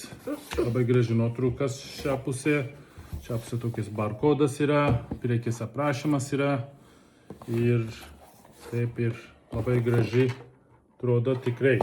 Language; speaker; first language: Lithuanian; non-native, learner; Turkish